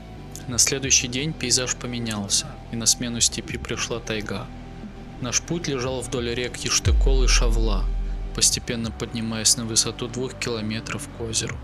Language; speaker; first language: Russian; native; Russian